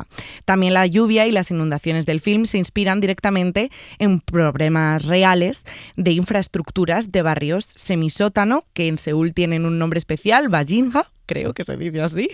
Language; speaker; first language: Spanish; native; Spanish